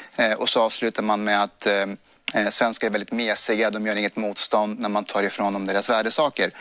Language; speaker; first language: Swedish; early bilingual, other home language; Persian